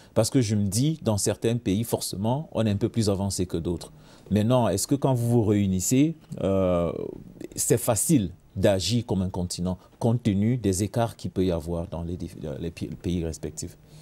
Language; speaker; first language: French; non-native, local second language; English